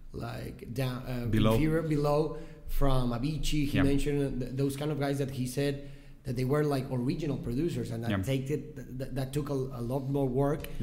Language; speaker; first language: English; non-native, fluent; Spanish